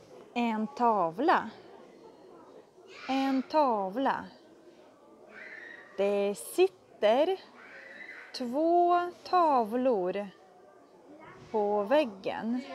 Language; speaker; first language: Swedish; non-native, fluent; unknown